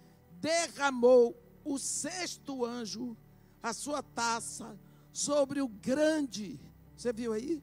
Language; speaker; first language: Portuguese; native; Portuguese